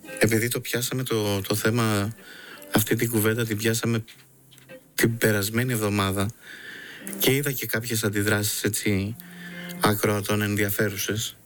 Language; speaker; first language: Greek; native; Greek